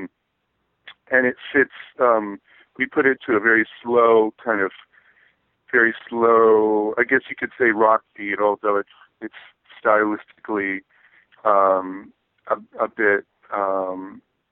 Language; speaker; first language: English; native; English